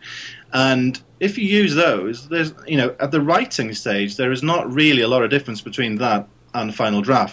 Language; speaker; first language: English; native; English